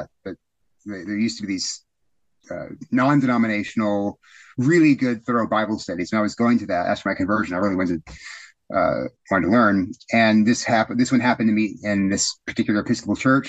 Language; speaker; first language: English; native; English